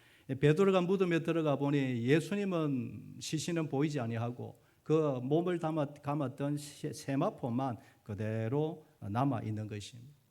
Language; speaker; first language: Korean; native; Korean